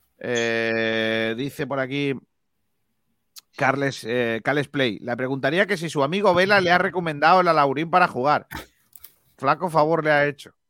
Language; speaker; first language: Spanish; native; Spanish